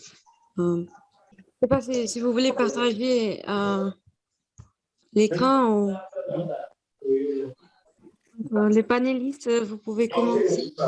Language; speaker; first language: French; non-native, fluent; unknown